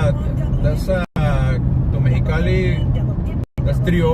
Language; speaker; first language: English; non-native, learner; Spanish